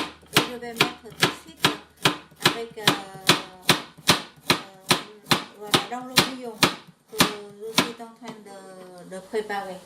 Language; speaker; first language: French; non-native, learner; Vietnamese